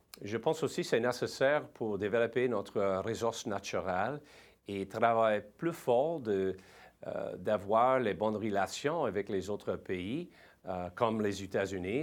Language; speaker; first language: French; non-native, learner; English